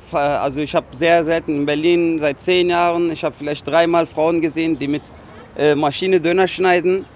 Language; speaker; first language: German; non-native, fluent; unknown